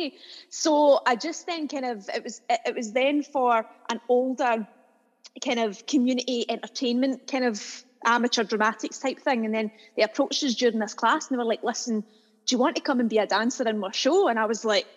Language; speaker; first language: English; native; English